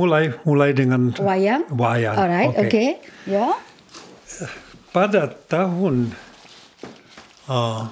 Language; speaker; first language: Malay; non-native, learner; Czech